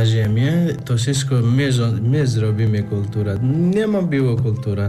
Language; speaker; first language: Polish; non-native, learner; Nepali